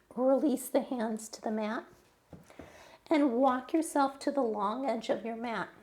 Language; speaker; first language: English; native; English